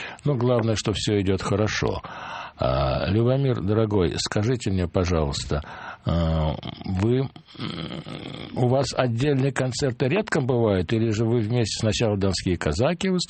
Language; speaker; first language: Russian; native; Russian